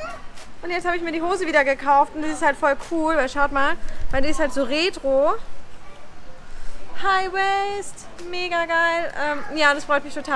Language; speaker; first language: German; native; German